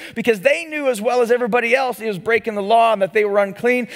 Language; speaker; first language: English; native; English